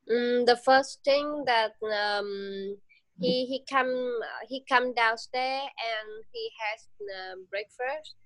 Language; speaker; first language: English; non-native, learner; Vietnamese